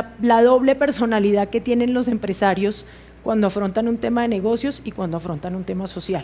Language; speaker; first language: Spanish; native; Spanish